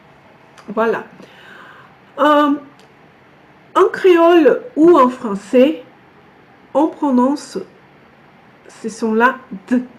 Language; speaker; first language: French; non-native, fluent; Portuguese